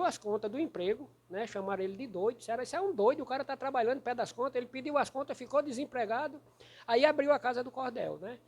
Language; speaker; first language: Portuguese; native; Portuguese